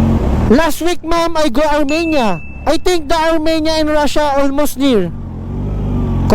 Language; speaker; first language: English; non-native, learner; Filipino